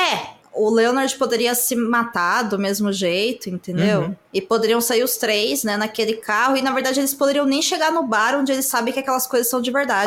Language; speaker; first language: Portuguese; native; Portuguese